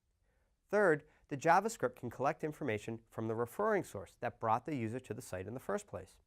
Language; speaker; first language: English; native; English